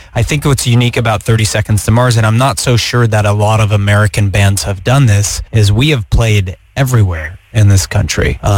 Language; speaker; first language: English; native; English